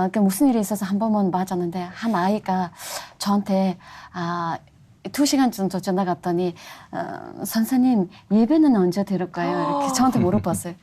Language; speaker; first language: Korean; non-native, fluent; Mongolian